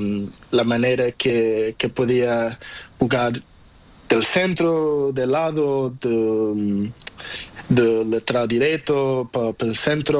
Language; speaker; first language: Spanish; non-native, learner; Portuguese